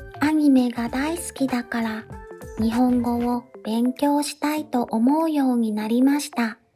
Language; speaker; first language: Japanese; native; Japanese